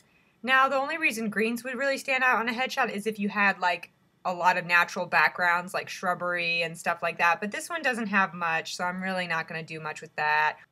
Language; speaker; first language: English; native; English